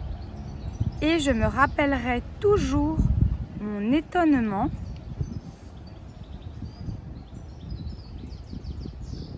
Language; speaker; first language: French; native; French